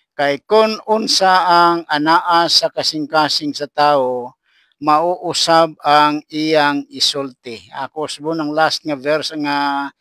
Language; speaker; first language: Cebuano; non-native, local second language; Hiligaynon